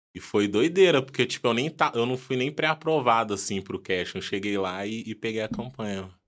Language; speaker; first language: Portuguese; early bilingual, other home language; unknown